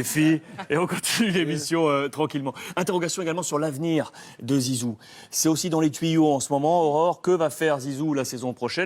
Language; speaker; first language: French; native; French